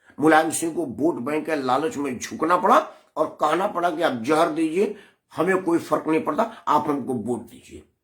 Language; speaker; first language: Hindi; native; Hindi